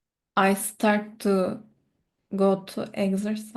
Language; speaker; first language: English; non-native, learner; Turkish